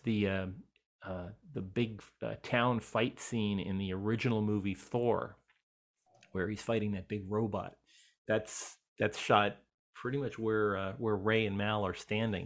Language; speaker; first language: English; native; English